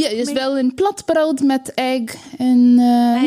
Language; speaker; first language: Dutch; non-native, learner; Bangla